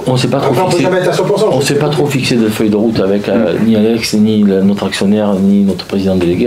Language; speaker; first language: French; native; French